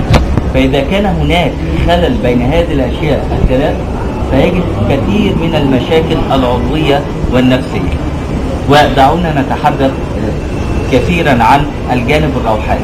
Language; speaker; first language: Arabic; native; Arabic